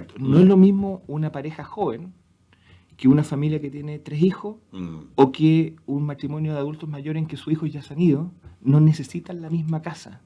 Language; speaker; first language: Spanish; native; Spanish